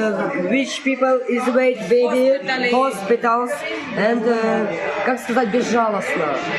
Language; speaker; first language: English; non-native, learner; Russian